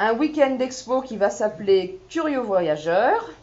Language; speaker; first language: French; native; French